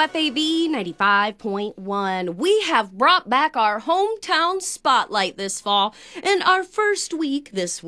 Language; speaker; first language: English; native; English